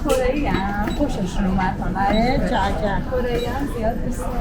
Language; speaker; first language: Korean; non-native, fluent; Persian